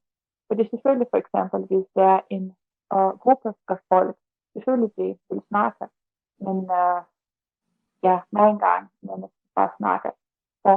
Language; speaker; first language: Danish; non-native, learner; Russian